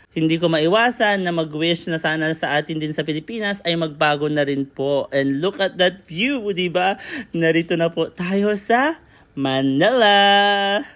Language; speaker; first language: Filipino; native; Filipino